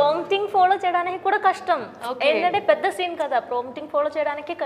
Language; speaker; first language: Telugu; non-native, learner; Malayalam